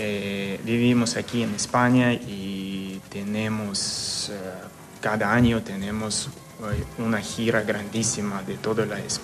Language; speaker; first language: Spanish; non-native, fluent; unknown